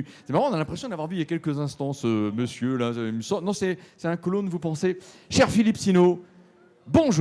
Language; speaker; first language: French; native; French